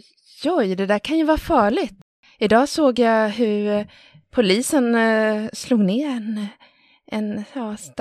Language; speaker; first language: Swedish; native; Swedish